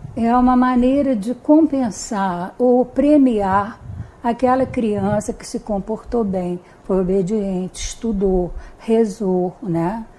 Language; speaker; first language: Portuguese; early bilingual, other home language; Hungarian